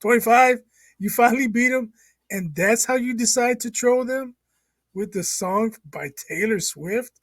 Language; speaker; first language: English; native; English